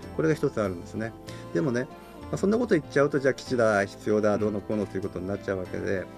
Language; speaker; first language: Japanese; native; Japanese